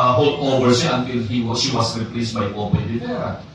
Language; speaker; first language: English; non-native, local second language; Filipino